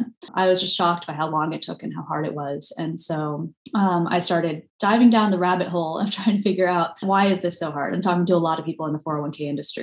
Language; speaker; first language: English; native; English